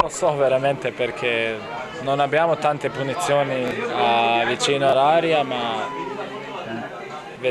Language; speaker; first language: Italian; non-native, learner; Bosnian